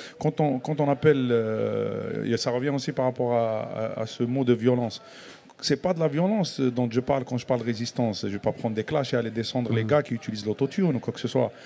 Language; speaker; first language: French; non-native, local second language; Kabyle